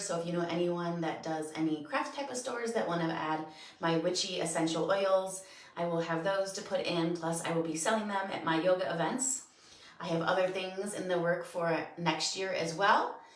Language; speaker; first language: English; native; English